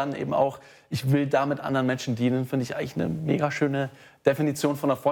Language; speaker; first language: German; native; German